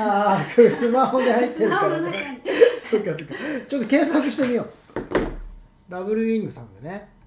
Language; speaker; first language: Japanese; native; Japanese